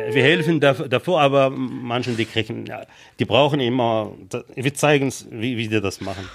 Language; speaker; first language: German; non-native, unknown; Arabic